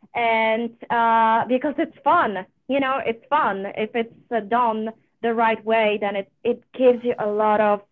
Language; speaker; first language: English; non-native, fluent; Polish